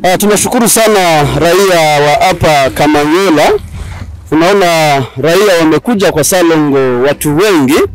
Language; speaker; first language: Swahili; non-native, local second language; Kinyarwanda